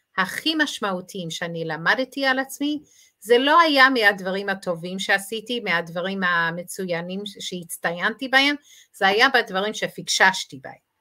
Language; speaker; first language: Hebrew; native; Hebrew